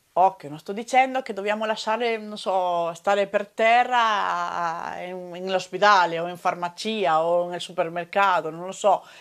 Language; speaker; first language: Italian; non-native, fluent; Spanish